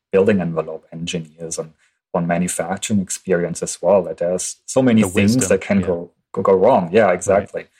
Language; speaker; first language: English; non-native, fluent; German